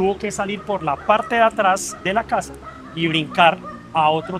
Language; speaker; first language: Spanish; native; Spanish